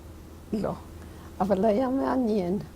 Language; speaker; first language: Hebrew; non-native, fluent; Yiddish